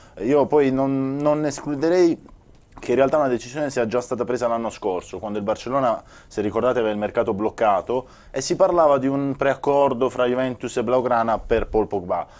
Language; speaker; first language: Italian; native; Italian